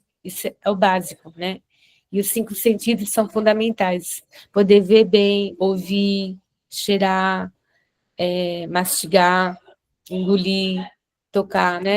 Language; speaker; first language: Portuguese; non-native, fluent; French